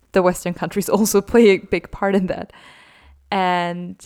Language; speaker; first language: English; non-native, fluent; German